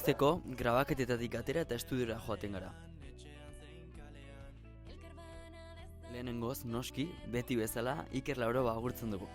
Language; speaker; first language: Basque; native; Basque